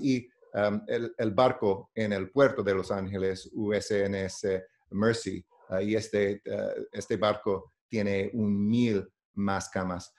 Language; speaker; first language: Spanish; non-native, learner; English